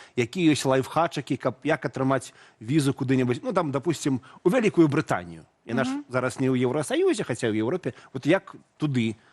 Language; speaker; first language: Belarusian; non-native, local second language; Russian